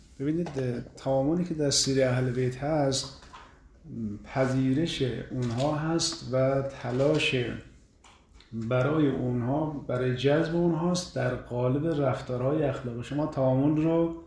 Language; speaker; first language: Persian; native; Persian